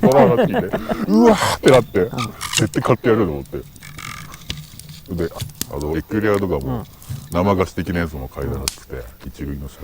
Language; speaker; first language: Japanese; native; Japanese